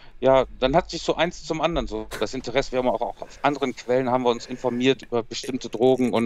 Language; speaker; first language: German; native; German